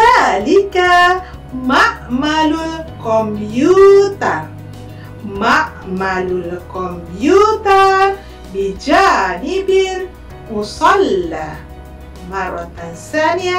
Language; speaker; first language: Arabic; non-native, fluent; Malay